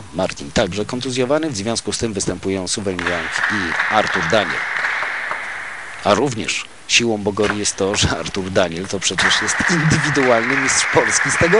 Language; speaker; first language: Polish; native; Polish